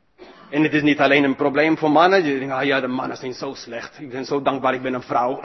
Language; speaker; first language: Dutch; non-native, fluent; English